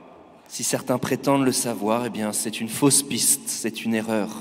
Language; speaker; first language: French; native; French